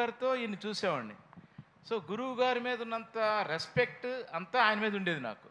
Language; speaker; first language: Telugu; native; Telugu